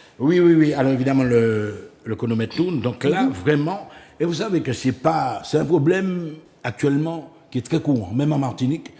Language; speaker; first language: French; native; French